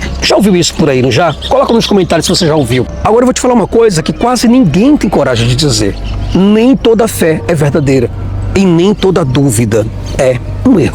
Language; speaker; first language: Portuguese; native; Portuguese